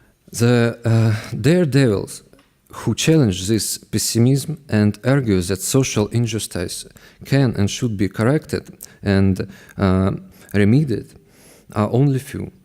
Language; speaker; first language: English; non-native, fluent; Russian